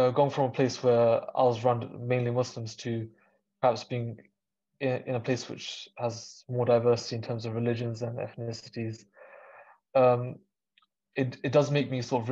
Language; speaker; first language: English; native; English